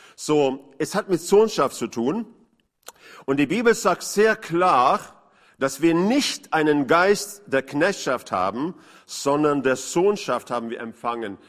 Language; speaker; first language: German; non-native, fluent; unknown